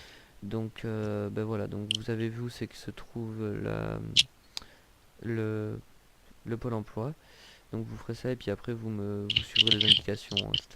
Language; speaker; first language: French; native; French